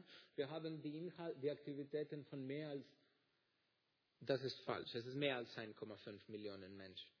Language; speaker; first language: German; non-native, fluent; Greek